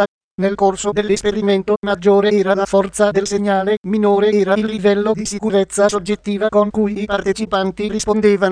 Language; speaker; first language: Italian; native; Italian